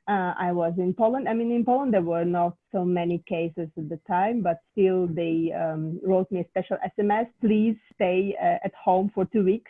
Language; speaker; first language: English; non-native, fluent; Russian